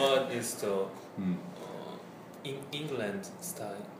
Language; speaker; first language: English; non-native, learner; Korean